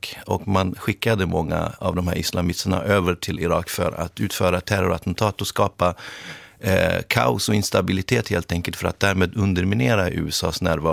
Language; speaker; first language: Swedish; native; Swedish